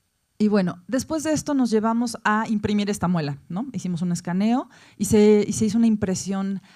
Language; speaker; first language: Spanish; native; Spanish